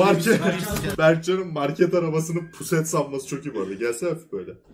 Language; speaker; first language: Turkish; native; Turkish